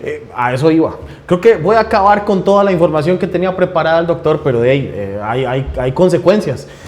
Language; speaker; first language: Spanish; native; Spanish